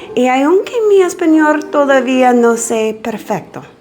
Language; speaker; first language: Spanish; non-native, learner; English